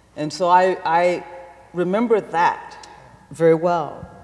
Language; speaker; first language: English; native; English